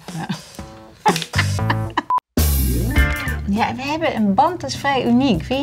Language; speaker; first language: Dutch; native; Dutch